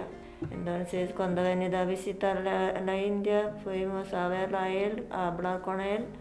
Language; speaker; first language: Spanish; non-native, learner; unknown